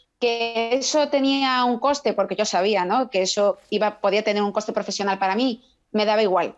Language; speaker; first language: Spanish; native; Spanish